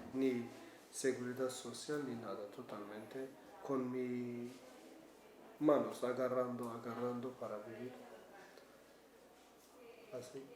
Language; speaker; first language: Spanish; non-native, learner; Kurdish